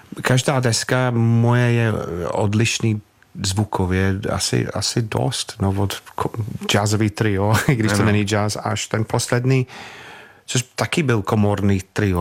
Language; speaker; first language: Czech; non-native, fluent; English